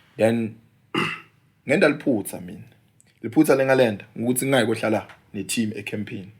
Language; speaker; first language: Zulu; non-native, local second language; Swati